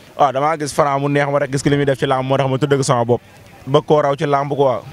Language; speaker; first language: Wolof; native; Wolof